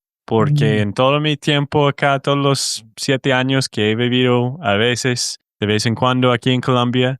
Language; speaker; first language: Spanish; non-native, fluent; English